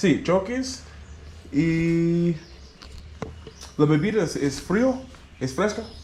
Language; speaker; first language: Spanish; non-native, learner; English